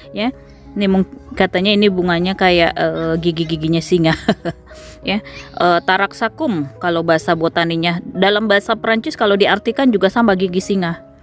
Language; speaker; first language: Indonesian; native; Indonesian